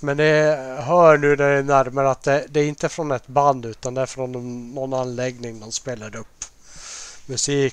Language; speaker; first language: Swedish; native; Swedish